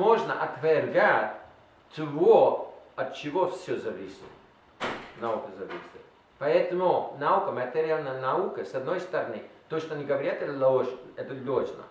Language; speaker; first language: Russian; non-native, learner; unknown